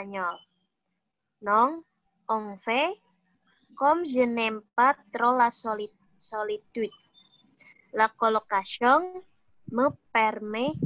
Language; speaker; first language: French; non-native, learner; Indonesian